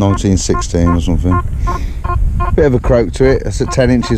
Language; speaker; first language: English; native; English